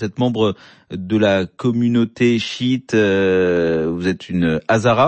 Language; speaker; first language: French; native; French